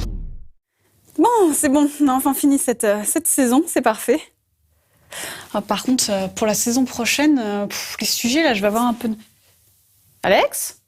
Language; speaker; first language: French; native; French